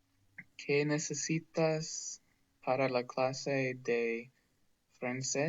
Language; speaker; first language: Spanish; non-native, learner; English